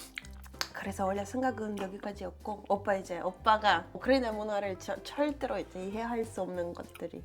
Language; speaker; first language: Korean; non-native, fluent; Ukrainian